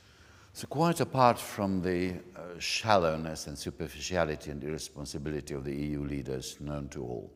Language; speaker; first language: English; non-native, fluent; Hungarian